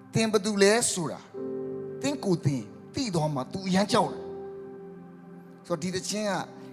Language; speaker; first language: Burmese; non-native, local second language; S'gaw Karen